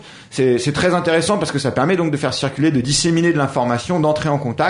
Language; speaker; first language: French; native; French